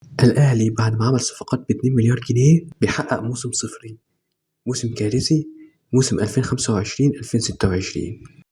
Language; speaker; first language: Arabic; native; Arabic